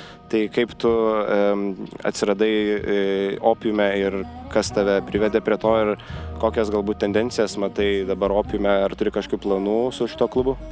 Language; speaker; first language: Lithuanian; native; Lithuanian